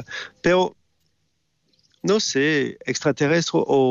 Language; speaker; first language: Spanish; non-native, learner; French